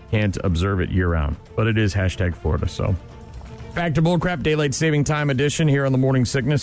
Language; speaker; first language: English; native; English